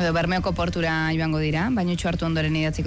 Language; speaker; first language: Basque; native; Basque